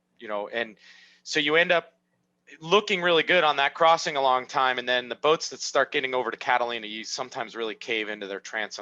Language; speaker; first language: English; native; English